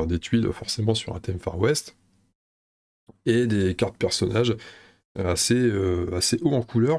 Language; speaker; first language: French; native; French